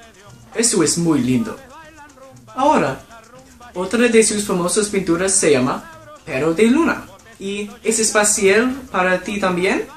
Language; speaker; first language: Spanish; non-native, learner; English